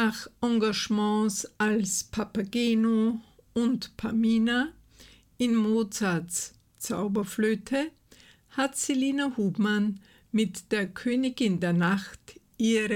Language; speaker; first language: German; native; German